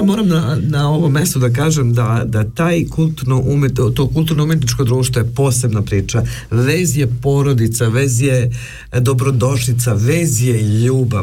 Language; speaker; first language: Serbian; native; Serbian